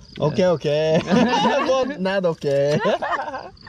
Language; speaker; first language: English; non-native, learner; Korean